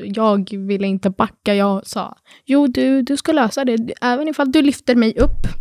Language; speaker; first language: Swedish; early bilingual, other home language; Arabic